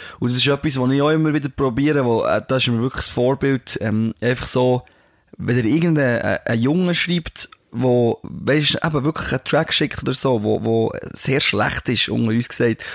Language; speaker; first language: German; native; German